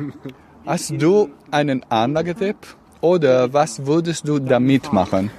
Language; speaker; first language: German; non-native, learner; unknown